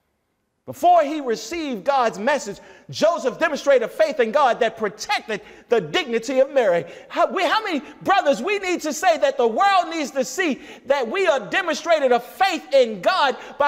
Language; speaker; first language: English; native; English